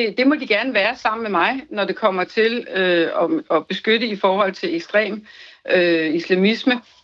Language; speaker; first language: Danish; native; Danish